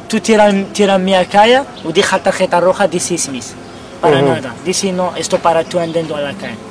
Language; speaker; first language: Spanish; non-native, learner; Kabyle